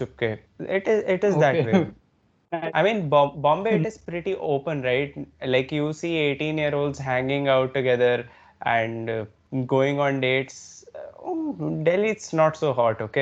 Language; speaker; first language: English; non-native, local second language; Hindi